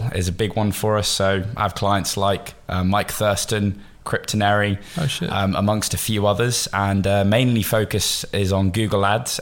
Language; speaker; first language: English; native; English